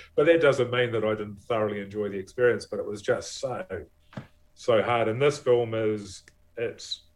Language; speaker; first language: English; native; English